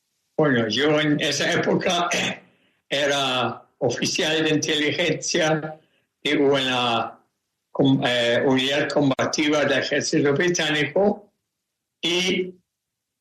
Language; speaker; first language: Spanish; non-native, fluent; German